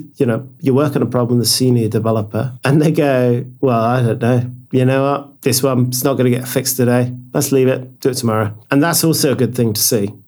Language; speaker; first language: English; native; English